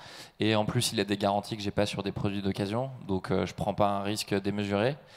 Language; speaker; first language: French; native; French